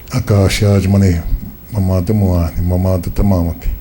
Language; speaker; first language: English; early bilingual, other home language; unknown